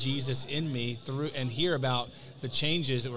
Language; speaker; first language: English; native; English